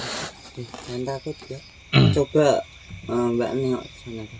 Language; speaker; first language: Indonesian; native; Indonesian